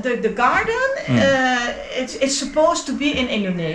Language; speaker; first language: English; non-native, learner; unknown